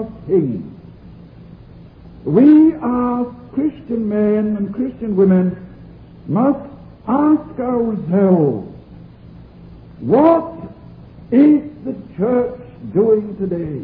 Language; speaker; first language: English; non-native, local second language; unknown